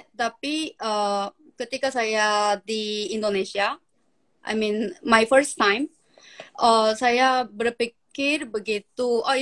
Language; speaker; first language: Indonesian; non-native, learner; Korean